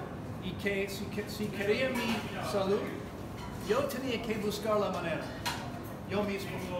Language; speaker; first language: Spanish; non-native, learner; English